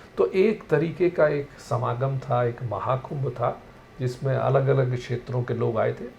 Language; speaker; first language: Hindi; native; Hindi